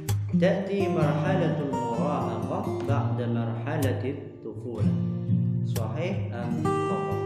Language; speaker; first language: Arabic; non-native, fluent; Indonesian